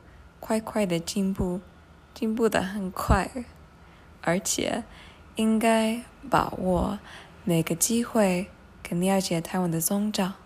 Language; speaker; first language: Chinese; non-native, fluent; English